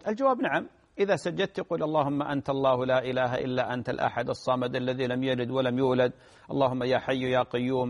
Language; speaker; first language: Arabic; native; Arabic